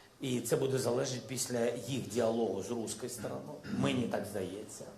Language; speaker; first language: Ukrainian; non-native, local second language; Russian